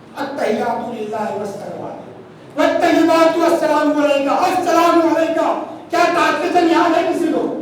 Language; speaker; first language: Urdu; non-native, local second language; Gujarati